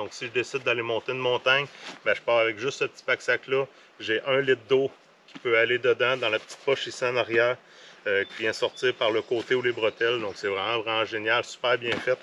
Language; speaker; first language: French; native; French